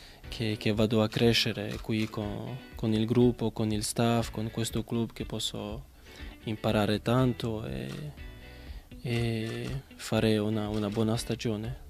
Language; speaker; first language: Italian; non-native, fluent; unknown